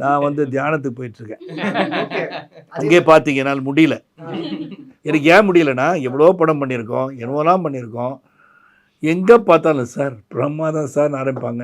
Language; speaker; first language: Tamil; native; Tamil